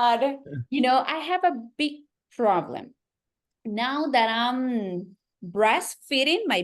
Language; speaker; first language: English; non-native, fluent; Spanish